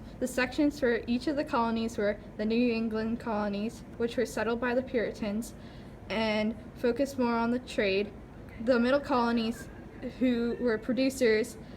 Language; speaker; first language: English; native; English